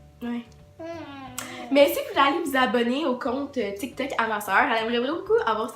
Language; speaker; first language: French; native; French